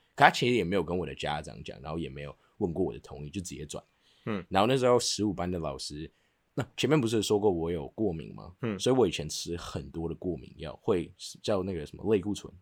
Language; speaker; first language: Chinese; non-native, local second language; English